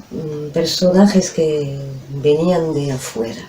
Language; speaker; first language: Spanish; non-native, fluent; French